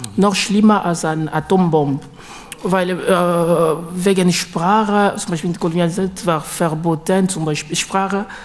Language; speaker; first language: German; non-native, learner; Luba-Lulua